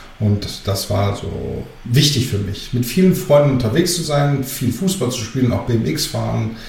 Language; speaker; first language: German; early bilingual, other home language; Greek